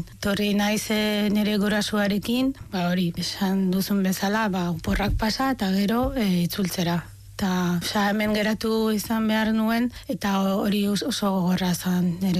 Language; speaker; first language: Basque; non-native, fluent; Arabic